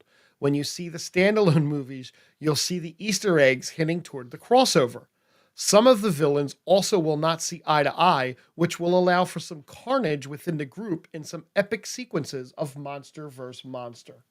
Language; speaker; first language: English; native; English